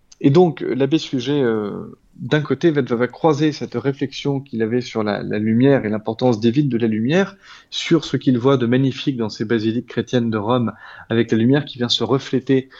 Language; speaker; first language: French; native; French